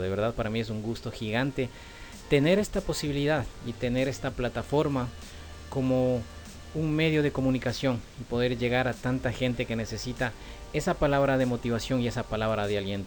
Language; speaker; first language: Spanish; native; Spanish